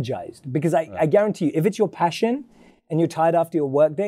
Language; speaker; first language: English; native; English